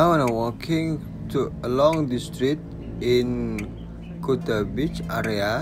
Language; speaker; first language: English; non-native, learner; Indonesian